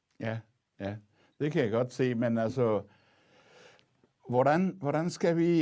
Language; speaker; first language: Danish; non-native, fluent; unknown